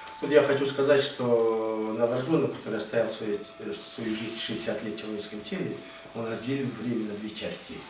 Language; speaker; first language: Russian; non-native, local second language; Buriat